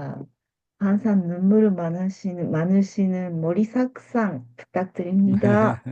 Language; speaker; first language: Korean; native; Korean